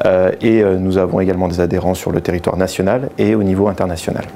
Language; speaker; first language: French; native; French